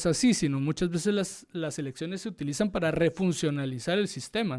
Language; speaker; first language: Spanish; native; Spanish